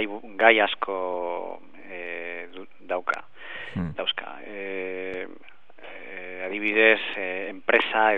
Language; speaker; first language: Basque; non-native, learner; Spanish